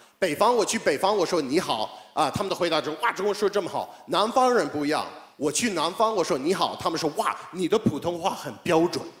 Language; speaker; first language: Chinese; non-native, fluent; English